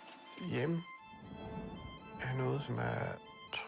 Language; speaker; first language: Danish; early bilingual, other home language; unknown